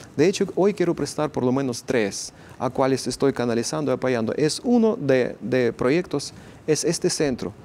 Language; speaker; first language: Spanish; non-native, fluent; Ukrainian